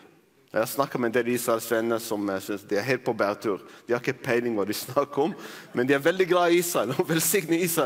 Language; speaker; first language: Norwegian; non-native, fluent; Arabic